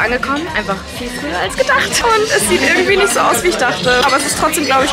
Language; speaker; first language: German; native; German